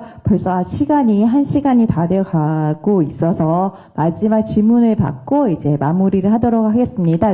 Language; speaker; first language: Korean; native; Korean